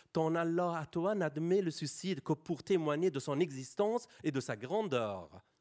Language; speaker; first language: French; non-native, fluent; Persian